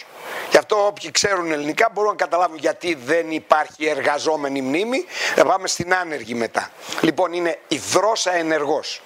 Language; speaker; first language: Greek; native; Greek